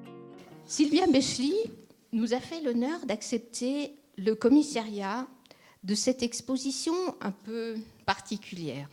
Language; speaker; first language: French; native; French